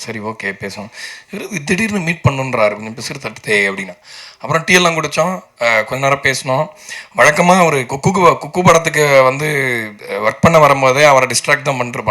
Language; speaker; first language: Tamil; native; Tamil